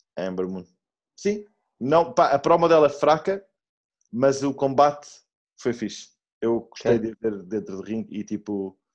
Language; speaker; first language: Portuguese; native; Portuguese